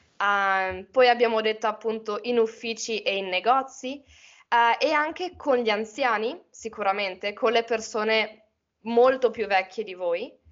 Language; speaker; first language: Italian; native; Italian